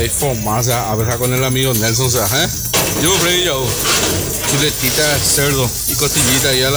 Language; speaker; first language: Spanish; native; Spanish